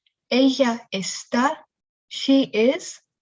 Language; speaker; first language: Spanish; non-native, fluent; English